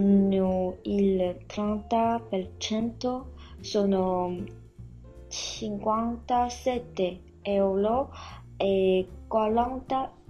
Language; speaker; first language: Italian; non-native, learner; Chinese